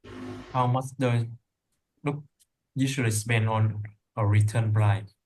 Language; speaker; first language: English; non-native, learner; Vietnamese